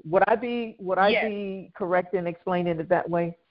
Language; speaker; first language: English; native; English